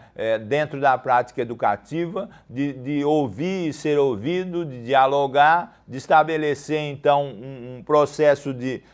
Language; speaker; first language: Portuguese; native; Portuguese